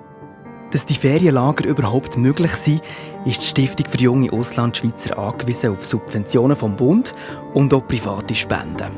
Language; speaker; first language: German; native; German